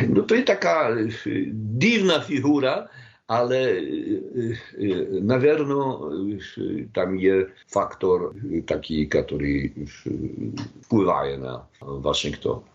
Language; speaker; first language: Polish; non-native, learner; Ukrainian